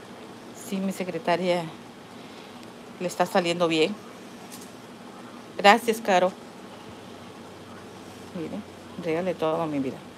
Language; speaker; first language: Spanish; native; Spanish